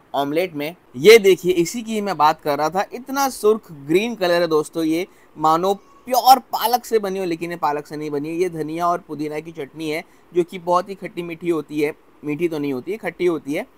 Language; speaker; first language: Hindi; non-native, local second language; Gujarati